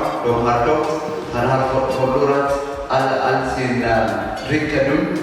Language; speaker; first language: Swedish; non-native, fluent; Tigrinya